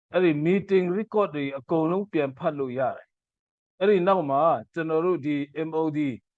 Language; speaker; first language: Burmese; non-native, local second language; Hakha Chin